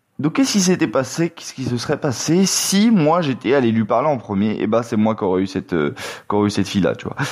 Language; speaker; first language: French; native; French